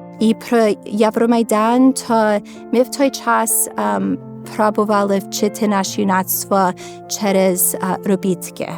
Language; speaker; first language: Ukrainian; early bilingual, heritage; Ukrainian